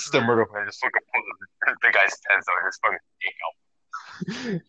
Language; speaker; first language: English; non-native, fluent; Spanish